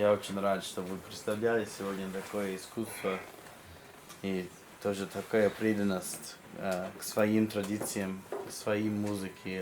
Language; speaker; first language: Russian; non-native, fluent; English